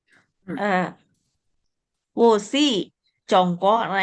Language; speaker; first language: Chinese; non-native, learner; Indonesian